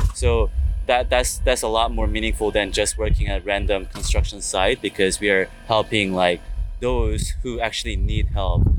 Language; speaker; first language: English; non-native, fluent; Korean